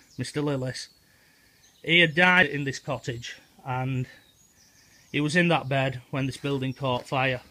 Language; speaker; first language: English; native; English